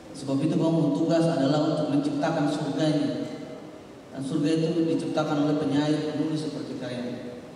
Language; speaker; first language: Indonesian; native; Indonesian